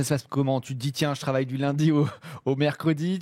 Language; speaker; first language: French; native; French